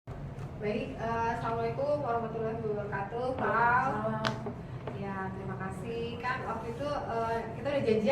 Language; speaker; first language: Malay; native; Malay